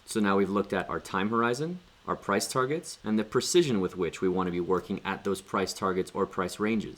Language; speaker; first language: English; native; English